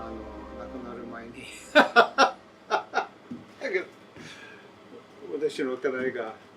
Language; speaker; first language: Japanese; non-native, learner; English